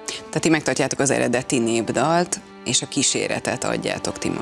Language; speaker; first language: Hungarian; native; Hungarian